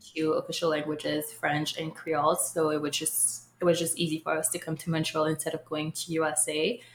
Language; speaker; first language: English; early bilingual, other home language; Haitian Creole